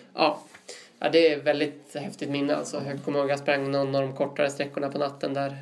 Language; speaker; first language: Swedish; native; Swedish